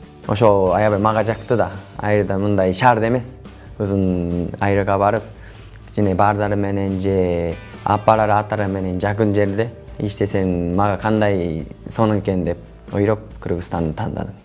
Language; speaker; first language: Kyrgyz; non-native, learner; Japanese